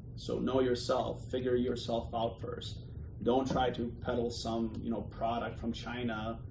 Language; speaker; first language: English; early bilingual, other home language; Bosnian